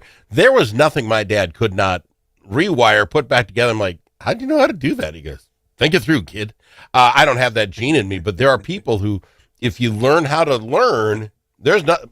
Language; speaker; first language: English; native; English